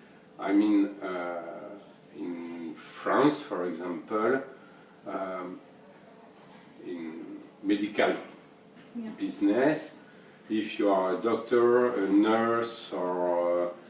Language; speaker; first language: English; non-native, learner; French